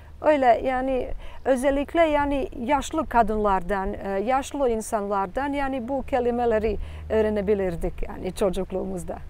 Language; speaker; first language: Turkish; non-native, fluent; Serbian